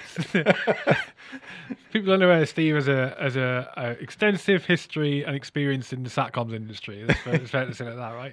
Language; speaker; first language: English; native; English